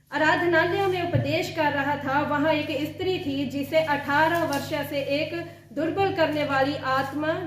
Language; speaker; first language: Hindi; non-native, local second language; Punjabi